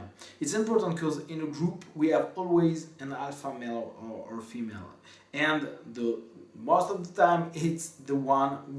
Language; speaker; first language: English; non-native, fluent; French